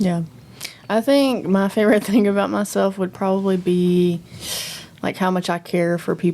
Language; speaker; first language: English; native; English